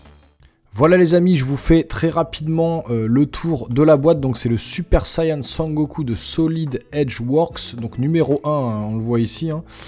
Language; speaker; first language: French; native; French